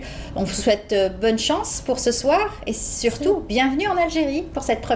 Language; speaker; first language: French; native; French